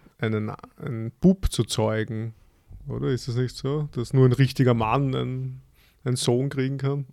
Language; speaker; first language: German; native; German